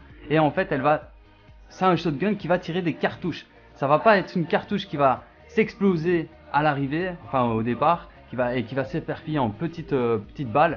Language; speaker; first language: French; native; French